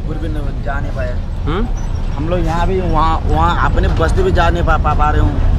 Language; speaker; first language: Hindi; non-native, learner; Rohingya